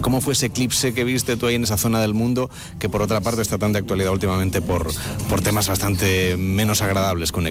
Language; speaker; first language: Spanish; native; Spanish